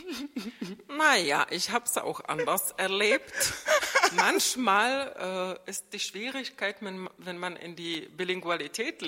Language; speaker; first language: German; non-native, fluent; Czech